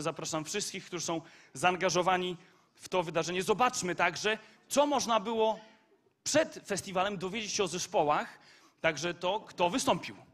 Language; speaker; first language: Polish; native; Polish